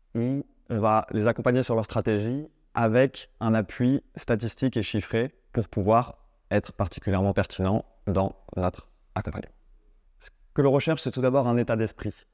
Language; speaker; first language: French; native; French